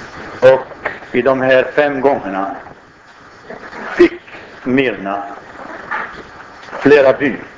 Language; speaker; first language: Swedish; non-native, fluent; Arabic